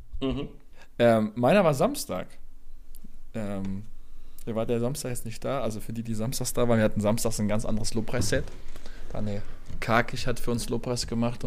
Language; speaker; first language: German; native; German